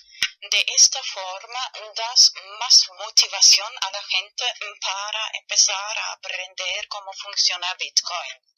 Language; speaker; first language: Spanish; non-native, learner; German